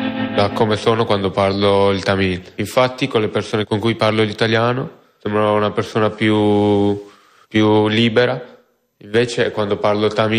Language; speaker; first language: Italian; non-native, local second language; Tamil